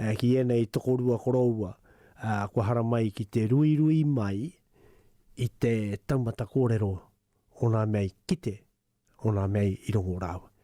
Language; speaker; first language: Māori; native; Māori